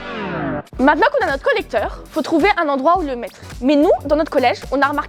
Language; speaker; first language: French; native; French